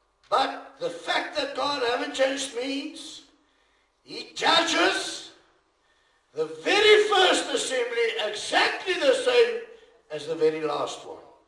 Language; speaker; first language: English; non-native, local second language; Afrikaans